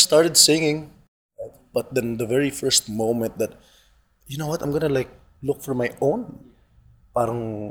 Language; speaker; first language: English; non-native, local second language; Cebuano